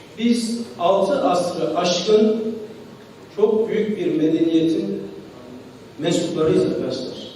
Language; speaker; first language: Turkish; early bilingual, heritage; Turkish